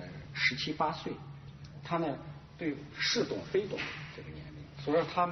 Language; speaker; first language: Chinese; native; Chinese